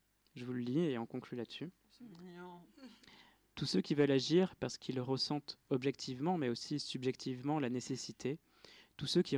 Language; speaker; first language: French; native; French